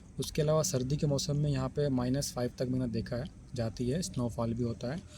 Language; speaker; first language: Hindi; native; Hindi